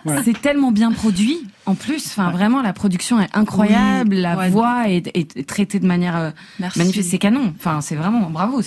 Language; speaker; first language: French; native; French